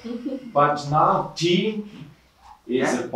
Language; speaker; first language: English; non-native, learner; Ukrainian